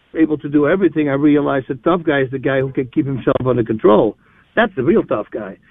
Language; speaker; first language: English; non-native, fluent; Dutch